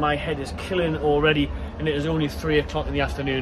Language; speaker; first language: English; native; English